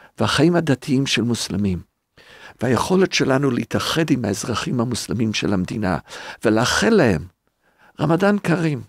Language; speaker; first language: Hebrew; non-native, fluent; English